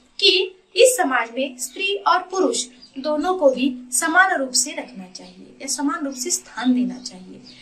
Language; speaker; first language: Hindi; non-native, local second language; Marathi